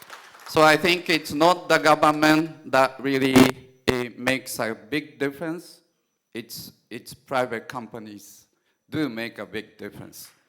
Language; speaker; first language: English; non-native, fluent; Japanese